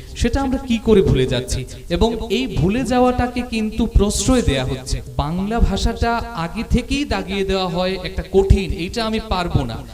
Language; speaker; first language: Bangla; native; Bangla